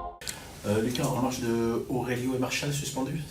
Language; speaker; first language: French; native; French